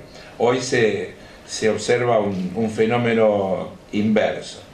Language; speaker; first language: Spanish; native; Spanish